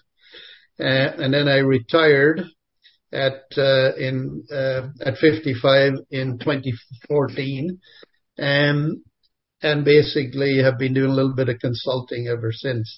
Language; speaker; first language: English; native; English